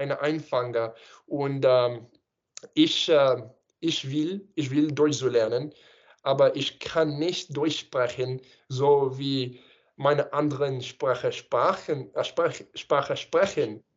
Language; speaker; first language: German; non-native, learner; English